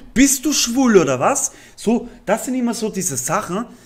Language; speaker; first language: German; native; German